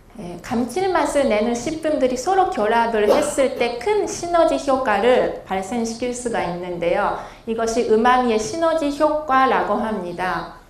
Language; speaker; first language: Korean; non-native, fluent; Japanese